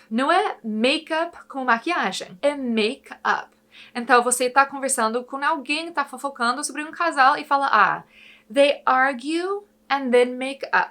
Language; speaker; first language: Portuguese; non-native, fluent; English